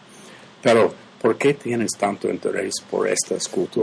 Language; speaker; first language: Spanish; non-native, fluent; English